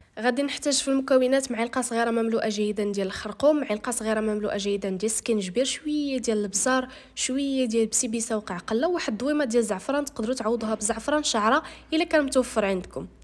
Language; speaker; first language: Arabic; native; Arabic